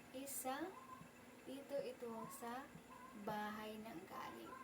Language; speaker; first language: Filipino; non-native, local second language; Surigaonon